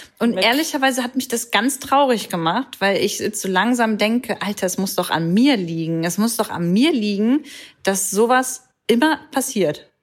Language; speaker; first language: German; native; German